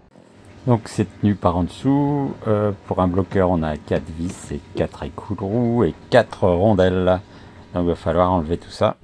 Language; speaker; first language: French; native; French